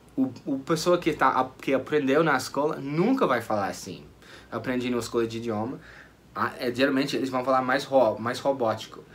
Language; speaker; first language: Portuguese; non-native, fluent; English